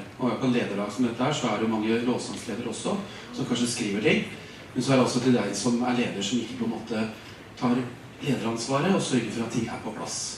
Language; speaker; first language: Norwegian; native; Norwegian